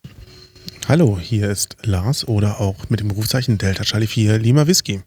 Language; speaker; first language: German; native; German